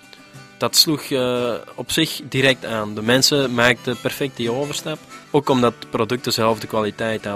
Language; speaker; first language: Dutch; native; Dutch